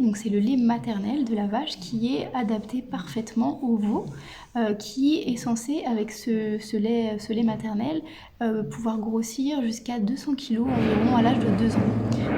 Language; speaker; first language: French; native; French